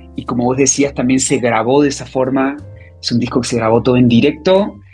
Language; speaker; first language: Spanish; native; Spanish